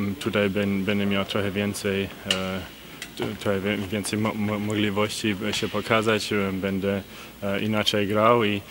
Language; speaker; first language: Polish; early bilingual, heritage; Polish